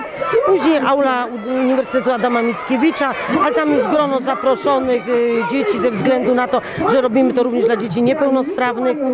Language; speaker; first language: Polish; native; Polish